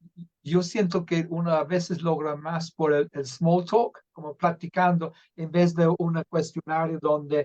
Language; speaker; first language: Spanish; non-native, fluent; English